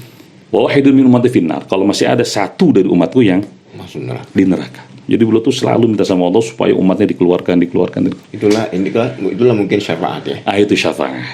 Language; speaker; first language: Indonesian; native; Indonesian